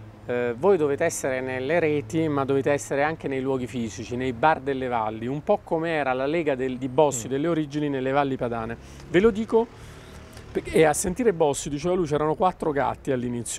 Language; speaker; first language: Italian; native; Italian